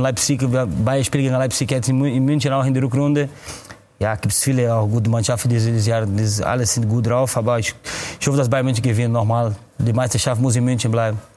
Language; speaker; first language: German; non-native, fluent; Portuguese